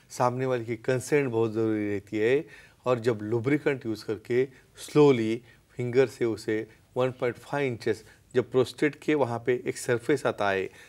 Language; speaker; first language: Hindi; non-native, local second language; Marathi